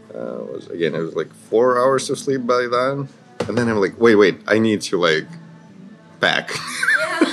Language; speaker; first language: English; non-native, fluent; Ukrainian